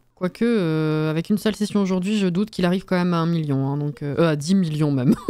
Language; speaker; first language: French; native; French